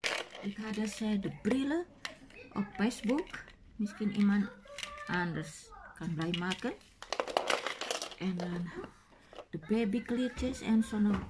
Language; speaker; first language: Dutch; non-native, learner; Indonesian